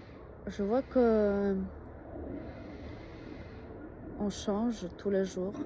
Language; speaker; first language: French; non-native, fluent; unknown